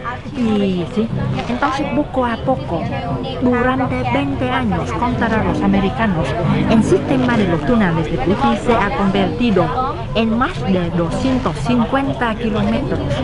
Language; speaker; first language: Spanish; non-native, fluent; Vietnamese